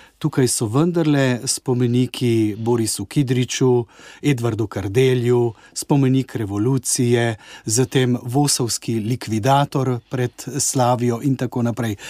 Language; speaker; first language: Slovenian; native; Slovenian